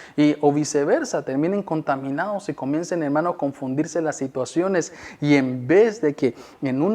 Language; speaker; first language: Spanish; native; Spanish